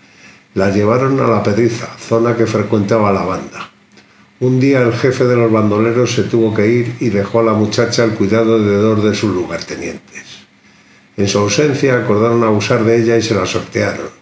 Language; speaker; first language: Spanish; native; Spanish